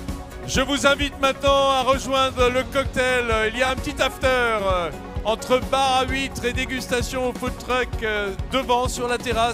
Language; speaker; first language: French; native; French